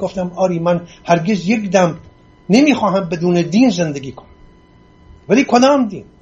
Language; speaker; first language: Persian; non-native, local second language; Assyrian Neo-Aramaic